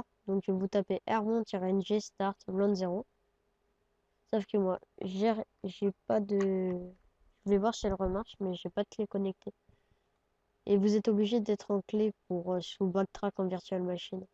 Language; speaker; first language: French; native; French